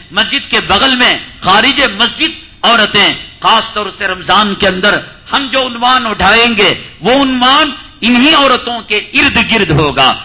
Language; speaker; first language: Urdu; native; Urdu